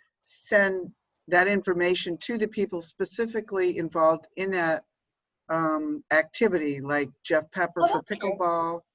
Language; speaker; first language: English; native; English